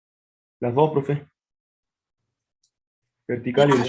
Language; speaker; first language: Spanish; native; Spanish